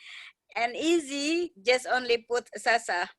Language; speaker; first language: English; non-native, learner; Indonesian